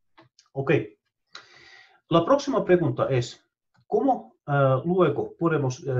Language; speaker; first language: Spanish; non-native, fluent; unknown